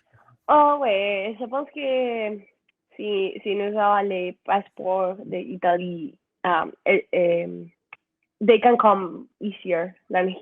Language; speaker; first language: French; non-native, learner; Spanish